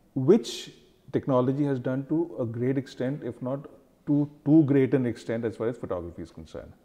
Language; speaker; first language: English; non-native, local second language; Hindi